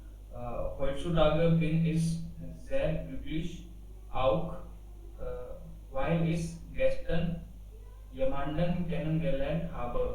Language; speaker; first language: German; non-native, learner; Hindi